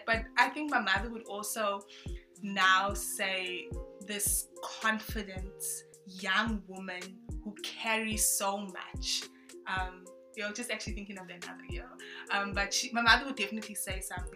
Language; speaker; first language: English; non-native, local second language; French